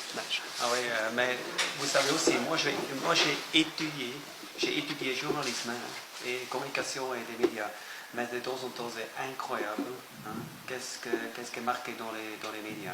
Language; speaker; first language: French; non-native, fluent; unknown